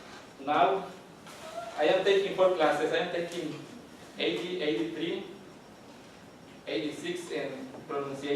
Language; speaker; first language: English; non-native, learner; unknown